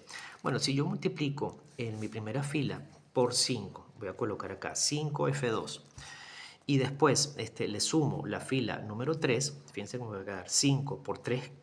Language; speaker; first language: Spanish; native; Spanish